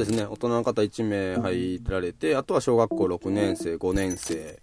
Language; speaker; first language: Japanese; native; Japanese